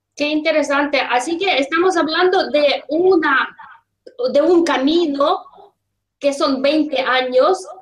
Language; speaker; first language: Spanish; non-native, fluent; Russian